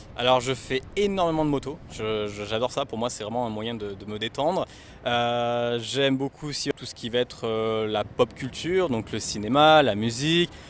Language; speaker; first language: French; native; French